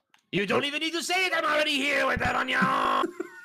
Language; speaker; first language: English; native; English